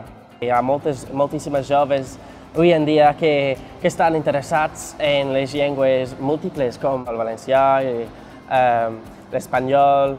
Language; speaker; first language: Catalan; non-native, fluent; English